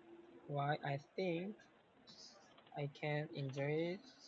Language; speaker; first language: English; non-native, learner; Korean